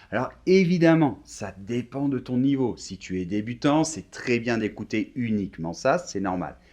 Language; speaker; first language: French; native; French